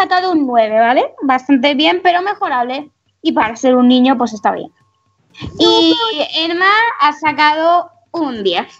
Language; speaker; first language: Spanish; native; Spanish